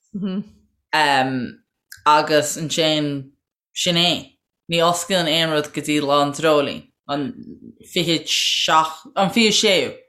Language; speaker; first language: Irish; native; Irish